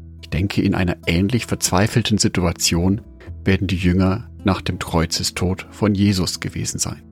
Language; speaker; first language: German; native; German